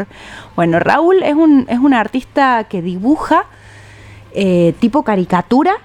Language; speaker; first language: Spanish; native; Spanish